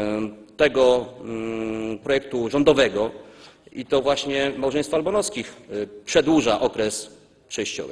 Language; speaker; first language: Polish; native; Polish